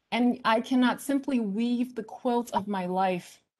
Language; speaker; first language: English; early bilingual, other home language; Chinese